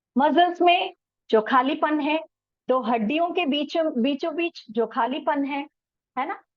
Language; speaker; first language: Hindi; non-native, local second language; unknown